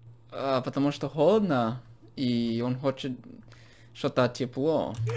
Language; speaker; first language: Russian; non-native, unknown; English